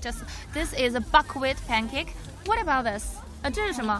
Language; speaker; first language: English; non-native, fluent; Chinese